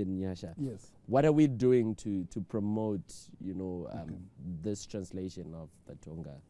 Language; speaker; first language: English; non-native, local second language; Shona